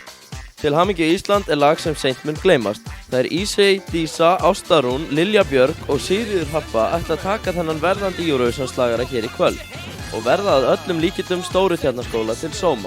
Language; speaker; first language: Icelandic; native; Icelandic